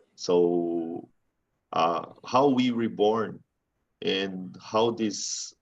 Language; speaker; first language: English; non-native, fluent; Portuguese